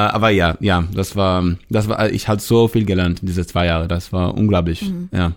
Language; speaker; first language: German; non-native, fluent; Hebrew